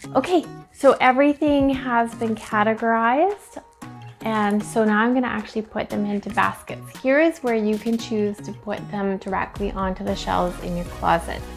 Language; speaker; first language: English; native; English